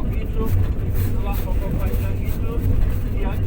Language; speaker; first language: Indonesian; non-native, fluent; Turkish